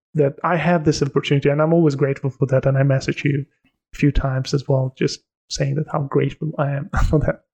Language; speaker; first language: English; non-native, fluent; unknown